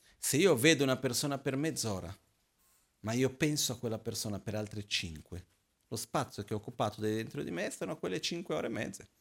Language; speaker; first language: Italian; non-native, fluent; Portuguese